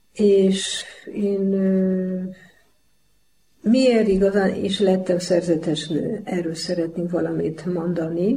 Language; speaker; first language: Hungarian; non-native, fluent; Polish